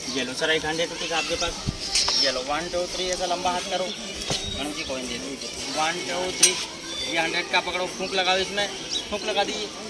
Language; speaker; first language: Hindi; native; Hindi